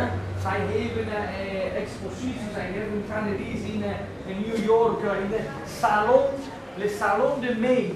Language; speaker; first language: Dutch; non-native, learner; Spanish